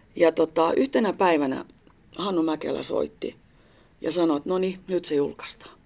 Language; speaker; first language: Finnish; native; Finnish